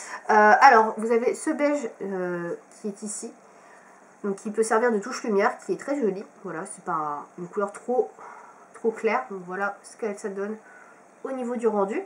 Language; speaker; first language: French; native; French